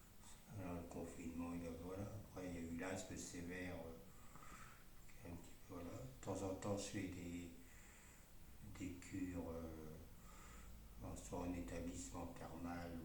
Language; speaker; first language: French; native; French